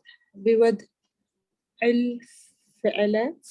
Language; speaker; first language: Arabic; non-native, learner; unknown